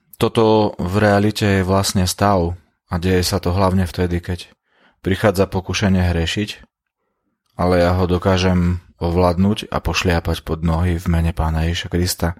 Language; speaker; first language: Slovak; native; Slovak